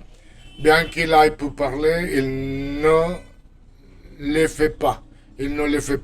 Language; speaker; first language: French; non-native, fluent; Spanish